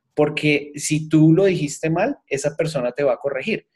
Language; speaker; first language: Spanish; native; Spanish